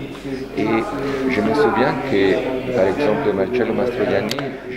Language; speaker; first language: French; non-native, fluent; Italian